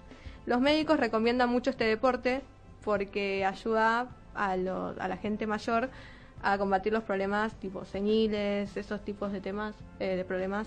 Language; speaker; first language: Spanish; native; Spanish